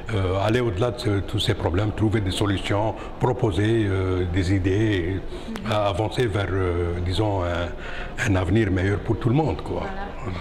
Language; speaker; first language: French; non-native, local second language; Arabic